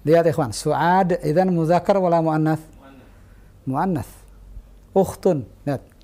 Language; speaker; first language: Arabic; non-native, fluent; Indonesian